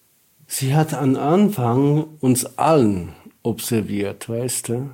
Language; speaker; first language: German; non-native, learner; Polish